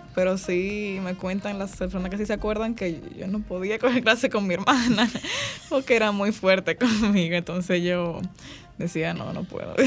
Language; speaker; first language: Spanish; native; Spanish